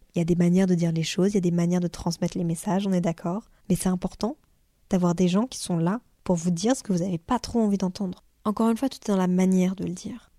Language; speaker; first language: French; native; French